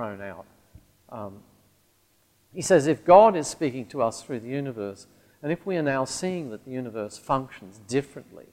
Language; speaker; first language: English; native; English